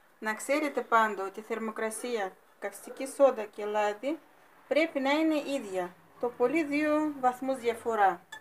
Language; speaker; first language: Greek; non-native, fluent; Russian